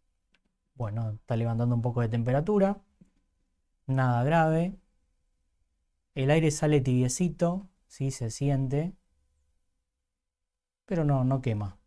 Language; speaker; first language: Spanish; native; Spanish